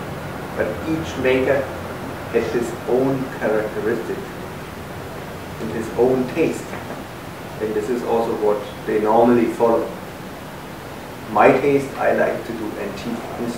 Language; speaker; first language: English; non-native, fluent; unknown